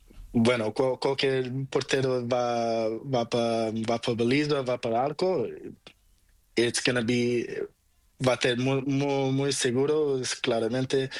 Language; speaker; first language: Spanish; non-native, learner; Portuguese